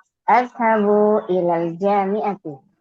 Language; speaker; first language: Arabic; non-native, learner; Indonesian